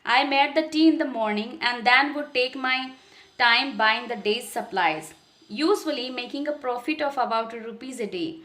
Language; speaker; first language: English; non-native, local second language; Hindi